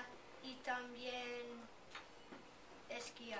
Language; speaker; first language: Spanish; non-native, learner; English